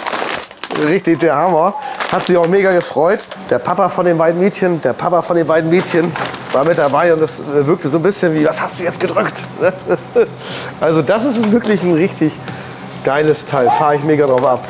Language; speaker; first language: German; native; German